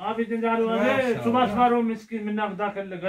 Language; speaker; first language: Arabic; non-native, learner; Punjabi